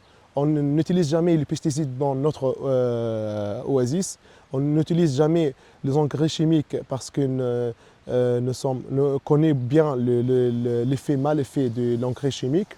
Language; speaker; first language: French; non-native, local second language; Arabic